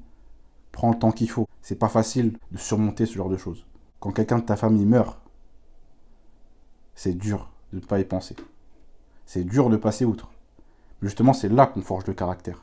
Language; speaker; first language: French; native; French